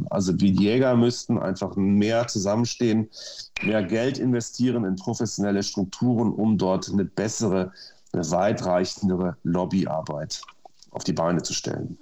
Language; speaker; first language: German; native; German